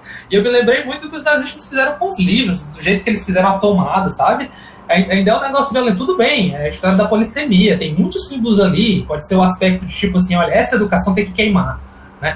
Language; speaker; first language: Portuguese; native; Portuguese